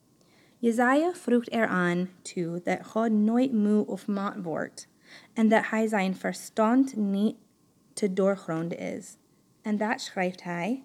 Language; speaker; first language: Dutch; non-native, fluent; English